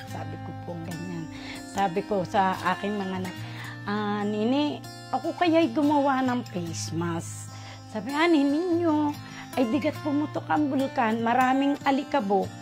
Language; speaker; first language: Filipino; native; Filipino